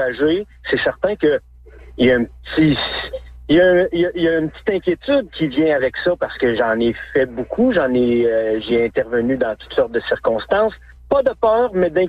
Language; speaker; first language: French; native; French